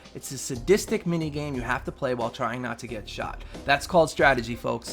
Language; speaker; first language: English; native; English